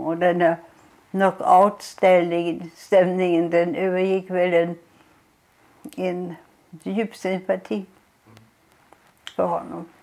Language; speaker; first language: Swedish; non-native, fluent; German